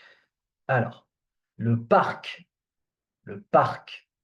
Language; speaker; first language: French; non-native, fluent; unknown